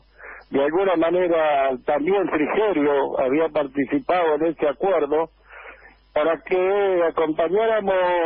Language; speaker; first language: Spanish; native; Spanish